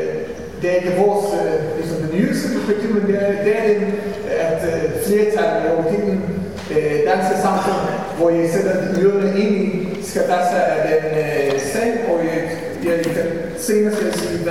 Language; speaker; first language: Danish; non-native, fluent; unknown